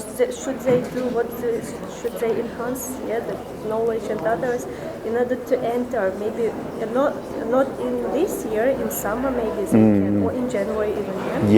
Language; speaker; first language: English; non-native, local second language; Uzbek